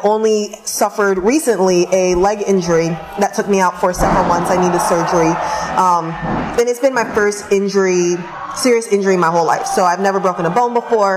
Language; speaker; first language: English; native; English